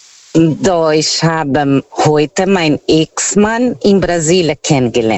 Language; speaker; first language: German; non-native, fluent; Portuguese